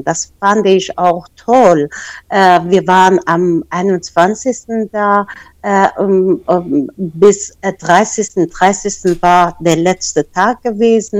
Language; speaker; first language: German; non-native, fluent; Persian